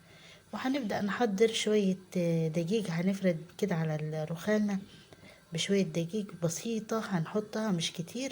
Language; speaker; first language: Arabic; native; Arabic